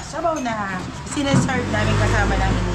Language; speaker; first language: Filipino; native; Filipino